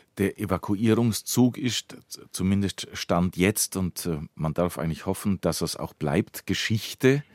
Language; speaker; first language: German; native; German